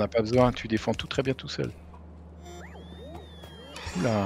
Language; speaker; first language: French; native; French